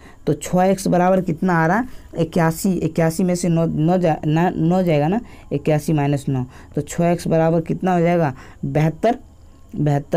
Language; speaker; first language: Hindi; native; Hindi